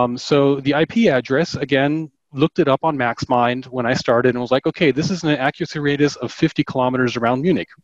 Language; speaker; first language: English; non-native, fluent; German